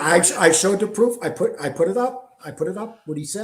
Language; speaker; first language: English; native; English